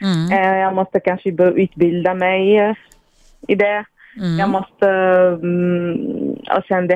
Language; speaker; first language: Swedish; non-native, fluent; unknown